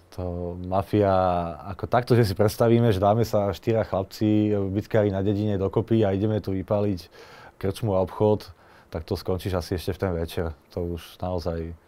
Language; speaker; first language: Slovak; native; Slovak